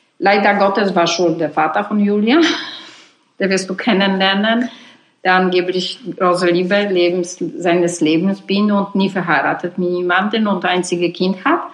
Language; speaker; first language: German; non-native, learner; Polish